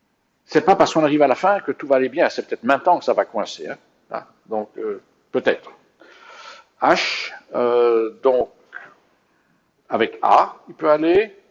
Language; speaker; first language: French; native; French